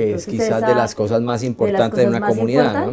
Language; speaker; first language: Spanish; native; Spanish